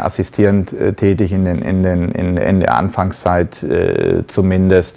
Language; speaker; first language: German; native; German